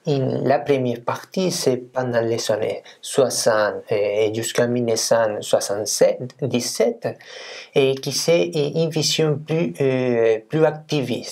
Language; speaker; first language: French; non-native, fluent; Spanish